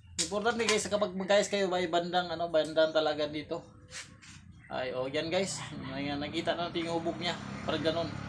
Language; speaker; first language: Filipino; non-native, local second language; Cebuano